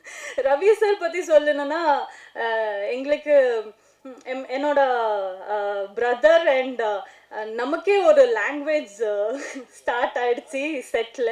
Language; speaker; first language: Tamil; non-native, learner; Kannada